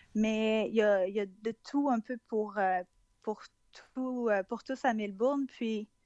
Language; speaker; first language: French; native; French